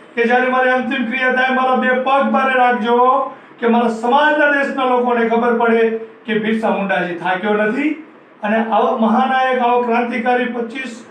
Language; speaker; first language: Gujarati; native; Gujarati